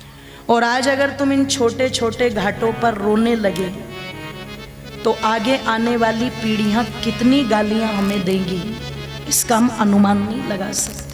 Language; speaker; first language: Hindi; native; Hindi